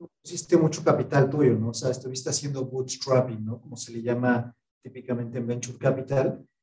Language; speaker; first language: Spanish; native; Spanish